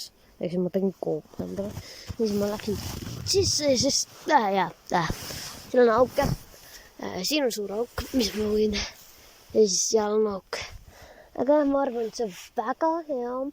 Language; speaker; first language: Estonian; early bilingual, heritage; Estonian